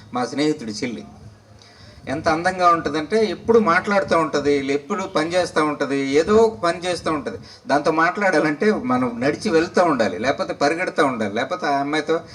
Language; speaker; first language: Telugu; non-native, local second language; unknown